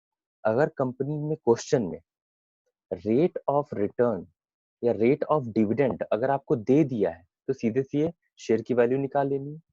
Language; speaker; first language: Hindi; native; Hindi